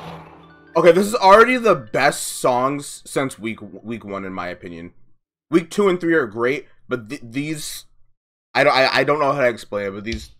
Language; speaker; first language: English; native; English